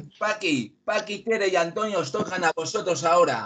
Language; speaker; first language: Spanish; native; Spanish